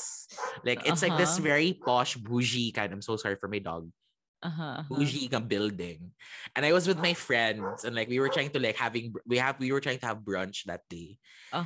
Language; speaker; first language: English; non-native, local second language; Cebuano